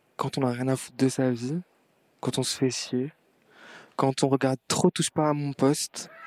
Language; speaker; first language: French; non-native, local second language; Arabic